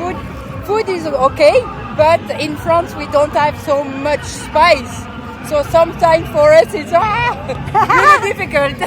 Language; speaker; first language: English; non-native, learner; French